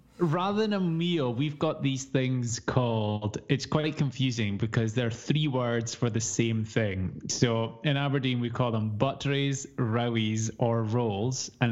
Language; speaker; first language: English; native; English